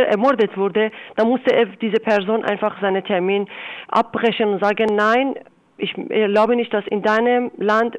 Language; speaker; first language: German; non-native, fluent; Persian